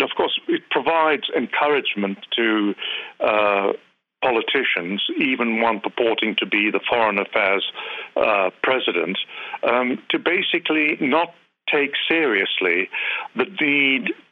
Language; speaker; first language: English; native; English